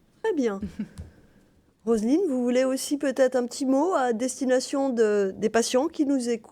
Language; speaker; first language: French; native; French